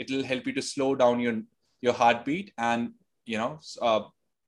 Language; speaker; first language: English; non-native, local second language; Hindi